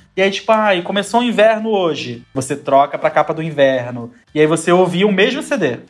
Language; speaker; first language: Portuguese; native; Portuguese